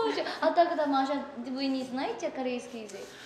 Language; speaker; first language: Russian; non-native, learner; Korean